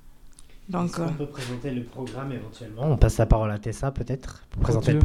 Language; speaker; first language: French; native; French